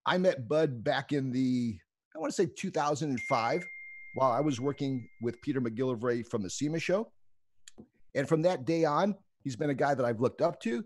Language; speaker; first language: English; native; English